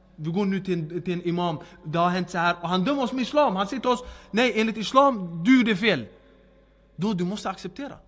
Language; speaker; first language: Swedish; early bilingual, other home language; Arabic